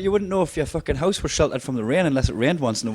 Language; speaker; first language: English; native; English